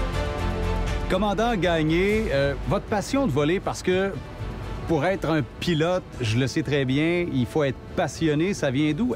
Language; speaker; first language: French; native; French